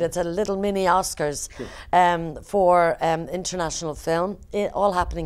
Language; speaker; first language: English; native; English